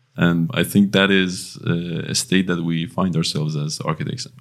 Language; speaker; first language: English; non-native, fluent; Persian